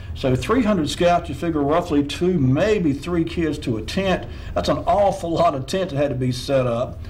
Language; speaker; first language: English; native; English